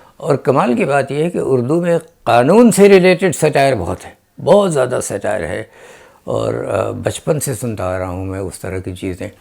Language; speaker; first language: Urdu; native; Urdu